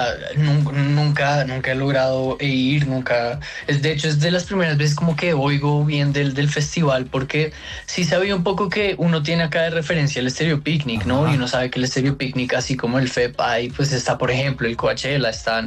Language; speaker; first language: Spanish; native; Spanish